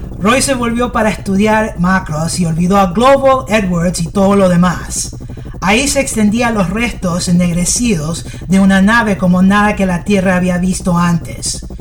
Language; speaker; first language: Spanish; early bilingual, heritage; English